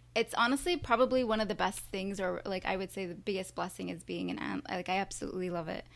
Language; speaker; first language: English; non-native, fluent; Arabic